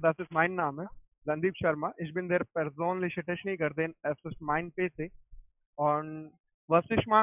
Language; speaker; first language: German; non-native, learner; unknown